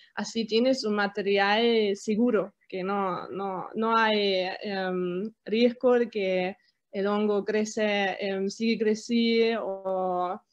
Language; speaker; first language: Spanish; non-native, fluent; German